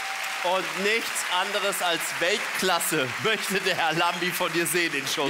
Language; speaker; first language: German; native; German